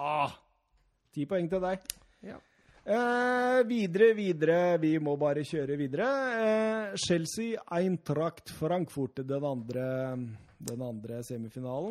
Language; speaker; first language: Norwegian; native; Norwegian